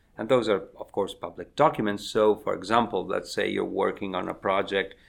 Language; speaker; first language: English; non-native, fluent; Spanish